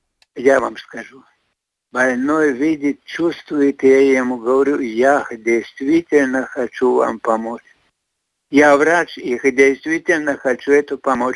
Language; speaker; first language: Russian; non-native, fluent; Latvian